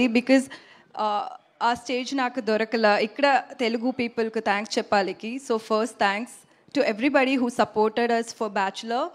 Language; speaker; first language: Telugu; non-native, learner; Tamil